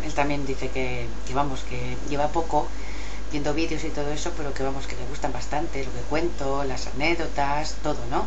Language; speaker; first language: Spanish; native; Spanish